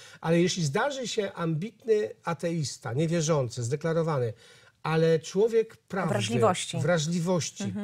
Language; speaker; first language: Polish; native; Polish